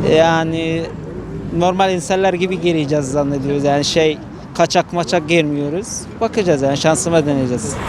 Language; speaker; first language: Turkish; non-native, fluent; Arabic